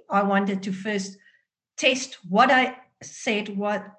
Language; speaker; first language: English; non-native, local second language; Afrikaans